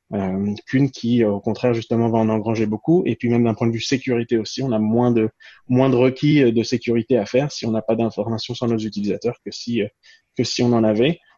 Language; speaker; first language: French; native; French